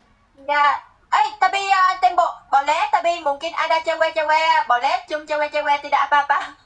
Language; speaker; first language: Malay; non-native, learner; Vietnamese